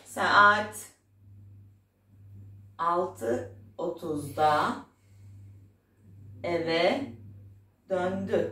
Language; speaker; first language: Turkish; non-native, fluent; Arabic